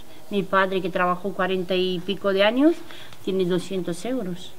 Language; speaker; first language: Spanish; non-native, fluent; Romanian